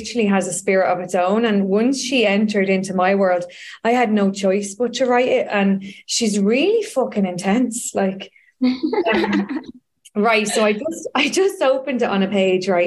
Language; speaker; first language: English; native; English